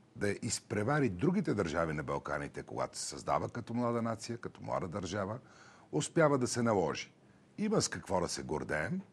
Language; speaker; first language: Bulgarian; native; Bulgarian